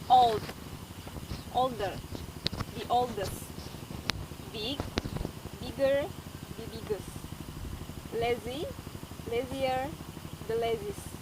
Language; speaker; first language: English; non-native, learner; Indonesian